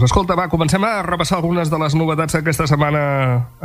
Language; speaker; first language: Catalan; native; Catalan